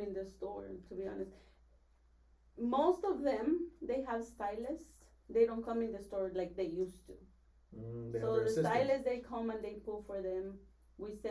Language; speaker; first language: English; non-native, fluent; Spanish